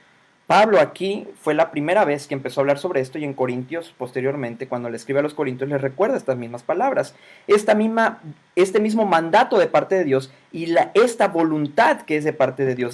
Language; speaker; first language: Spanish; native; Spanish